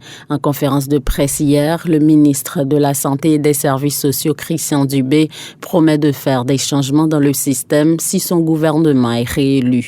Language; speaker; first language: French; native; French